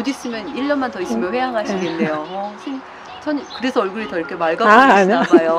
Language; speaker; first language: Korean; native; Korean